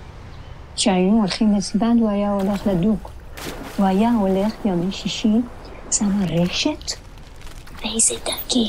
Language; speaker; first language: Hebrew; non-native, fluent; Persian